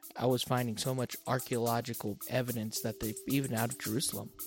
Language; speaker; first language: English; native; English